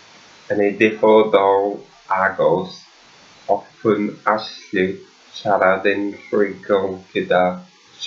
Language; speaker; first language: Welsh; non-native, learner; French